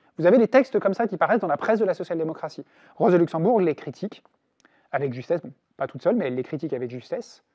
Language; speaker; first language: French; native; French